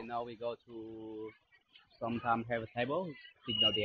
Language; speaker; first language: English; non-native, learner; Vietnamese